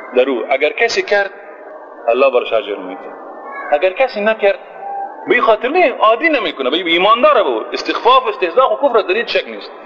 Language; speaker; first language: Persian; native; Persian